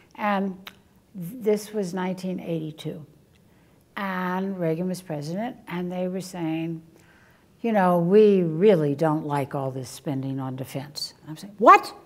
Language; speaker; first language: English; native; English